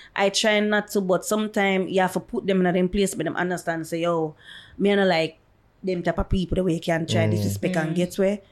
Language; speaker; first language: English; non-native, local second language; Jamaican Creole English